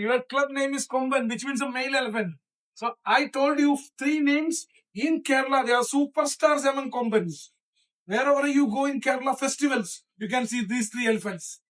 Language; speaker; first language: English; non-native, local second language; Malayalam